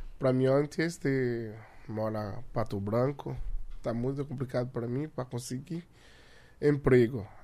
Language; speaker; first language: Portuguese; non-native, learner; Haitian Creole